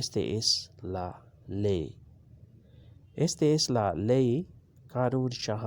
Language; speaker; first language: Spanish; non-native, learner; Urdu